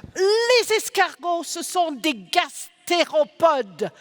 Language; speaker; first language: French; non-native, fluent; English